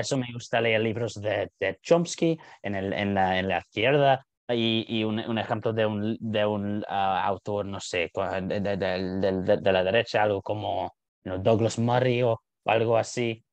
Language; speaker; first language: Spanish; non-native, fluent; English